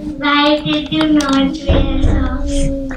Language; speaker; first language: English; non-native, learner; Hindi